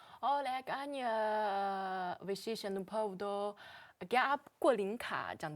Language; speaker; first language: Hindi; non-native, learner; Chinese